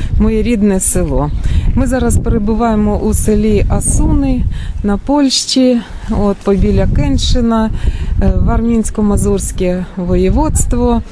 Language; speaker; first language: Ukrainian; native; Ukrainian